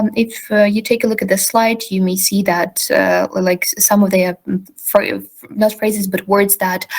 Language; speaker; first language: English; non-native, fluent; Ukrainian